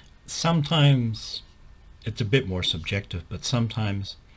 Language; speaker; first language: English; native; English